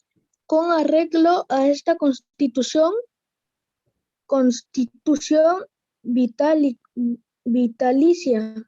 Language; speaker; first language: Spanish; native; Spanish